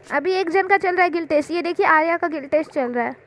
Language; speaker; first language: Hindi; non-native, local second language; Bangla